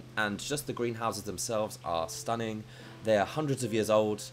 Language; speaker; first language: English; native; English